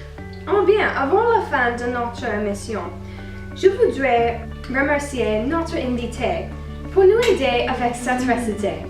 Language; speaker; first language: French; non-native, learner; English